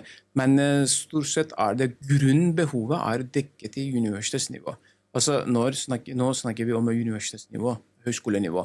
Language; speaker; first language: Norwegian; non-native, learner; Turkish